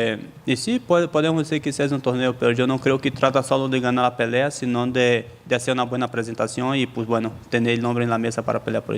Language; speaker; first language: Spanish; native; Spanish